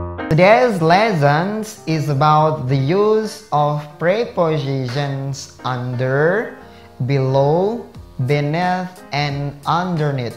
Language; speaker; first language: English; non-native, fluent; Indonesian